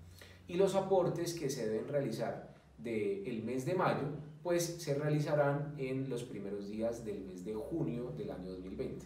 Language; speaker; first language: Spanish; native; Spanish